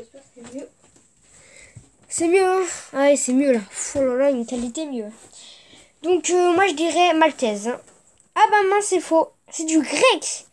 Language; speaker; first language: French; native; French